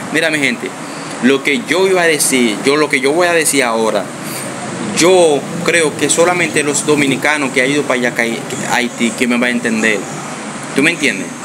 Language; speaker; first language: Spanish; non-native, fluent; Haitian Creole